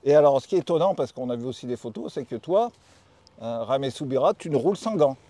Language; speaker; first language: French; native; French